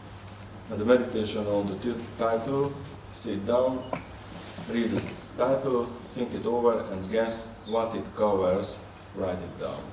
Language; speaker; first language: English; non-native, learner; Hungarian